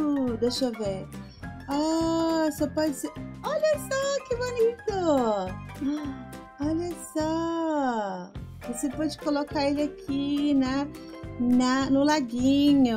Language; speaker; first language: Portuguese; non-native, fluent; Spanish